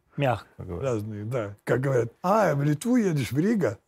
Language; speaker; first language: Russian; non-native, fluent; Lithuanian